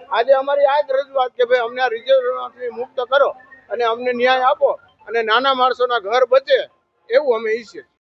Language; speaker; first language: Gujarati; native; Gujarati